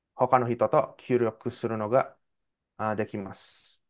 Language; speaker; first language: Japanese; non-native, fluent; Indonesian